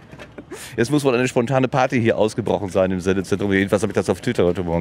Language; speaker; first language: German; native; German